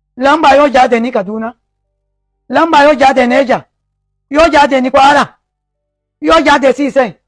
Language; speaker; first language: Yoruba; non-native, local second language; Fula